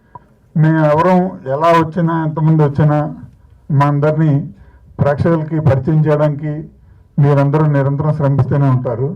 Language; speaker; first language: Telugu; native; Telugu